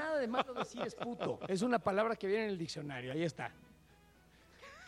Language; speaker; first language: Spanish; native; Spanish